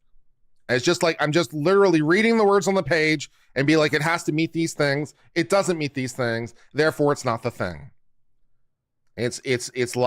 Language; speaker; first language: English; native; English